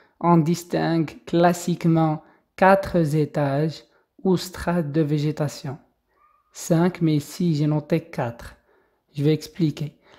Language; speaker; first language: French; non-native, local second language; Arabic